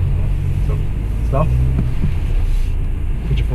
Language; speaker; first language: English; native; English